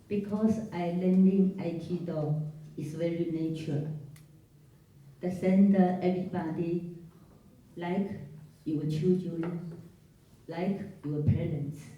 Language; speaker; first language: English; non-native, learner; Chinese